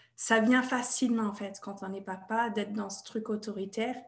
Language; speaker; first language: French; non-native, fluent; English